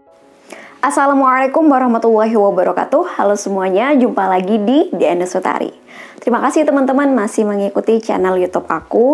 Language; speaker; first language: Indonesian; native; Indonesian